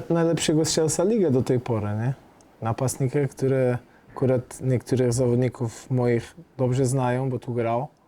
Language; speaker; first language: Polish; non-native, fluent; Portuguese